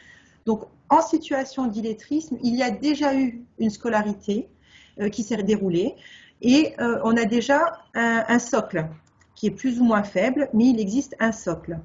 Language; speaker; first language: French; native; French